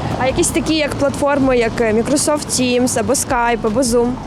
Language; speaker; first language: Ukrainian; native; Ukrainian